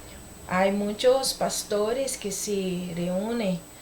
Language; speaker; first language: Spanish; non-native, learner; Portuguese